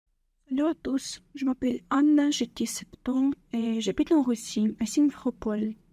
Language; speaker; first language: French; non-native, learner; Russian